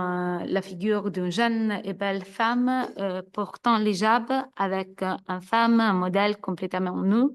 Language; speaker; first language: French; non-native, fluent; Italian